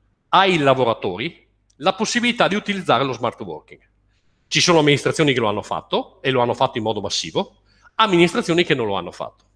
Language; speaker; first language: Italian; native; Italian